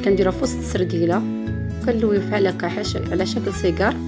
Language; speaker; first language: Arabic; native; Arabic